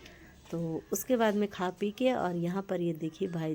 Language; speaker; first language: Hindi; native; Hindi